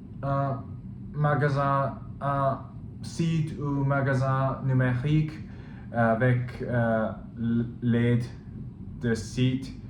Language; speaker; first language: French; non-native, learner; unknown